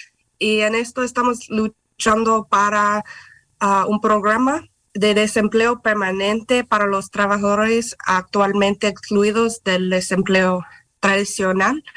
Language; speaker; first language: Spanish; non-native, fluent; English